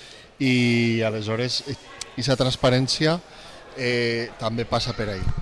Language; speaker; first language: Catalan; native; Catalan